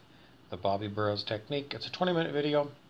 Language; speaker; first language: English; native; English